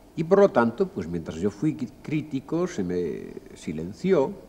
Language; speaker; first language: Spanish; native; Spanish